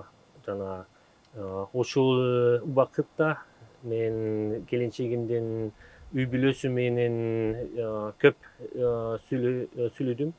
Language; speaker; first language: Kyrgyz; non-native, learner; German